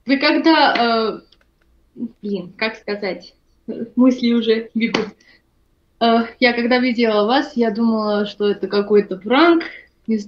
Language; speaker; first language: Russian; non-native, learner; Armenian